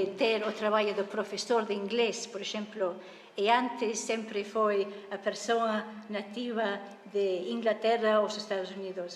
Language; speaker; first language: Galician; non-native, fluent; English